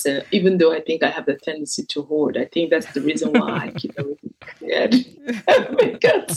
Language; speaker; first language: English; non-native, local second language; Igbo